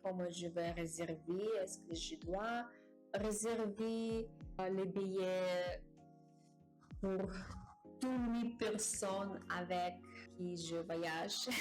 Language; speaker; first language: French; non-native, learner; Japanese